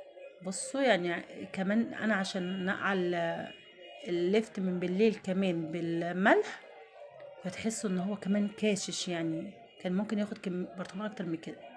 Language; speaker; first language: Arabic; native; Arabic